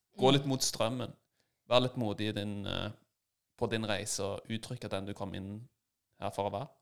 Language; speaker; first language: Norwegian; native; Norwegian